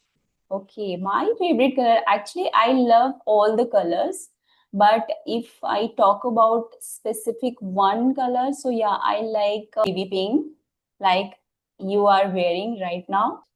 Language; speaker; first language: English; non-native, fluent; Hindi